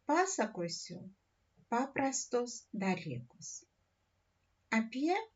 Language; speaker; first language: Lithuanian; non-native, learner; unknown